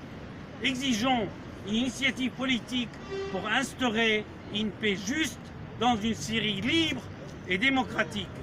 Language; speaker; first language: French; non-native, fluent; Arabic